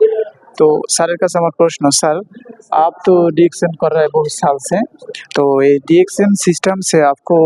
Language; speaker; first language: Hindi; non-native, fluent; Bangla